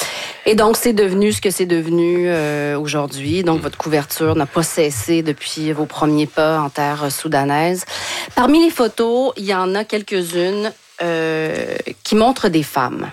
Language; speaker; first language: French; native; French